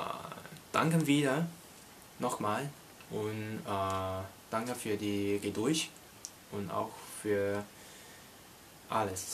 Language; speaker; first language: German; non-native, learner; Cantonese